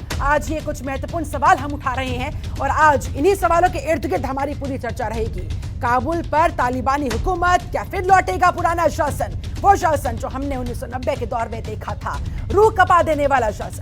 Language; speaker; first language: Hindi; native; Hindi